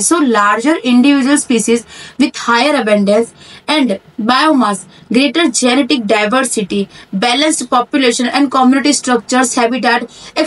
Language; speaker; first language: English; non-native, local second language; Hindi